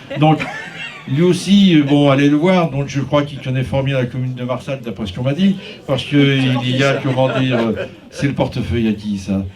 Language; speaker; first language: French; native; French